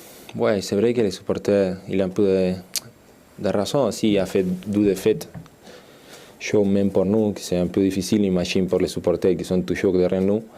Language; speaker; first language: French; non-native, learner; Spanish